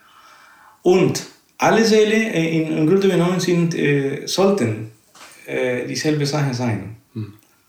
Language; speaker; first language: German; non-native, fluent; Spanish